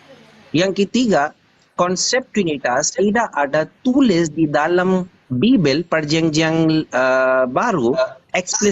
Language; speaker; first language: Indonesian; non-native, learner; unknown